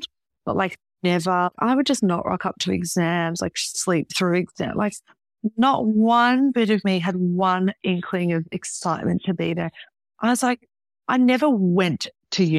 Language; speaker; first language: English; native; English